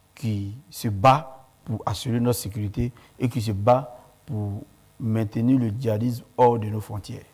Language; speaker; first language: French; non-native, local second language; Mandingo